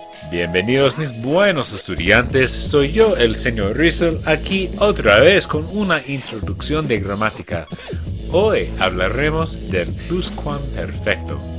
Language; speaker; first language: Spanish; non-native, fluent; English